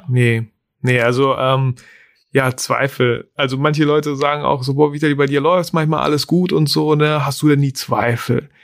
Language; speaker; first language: German; early bilingual, other home language; Russian